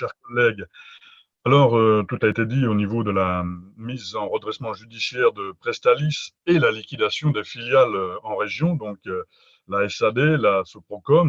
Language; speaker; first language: French; native; French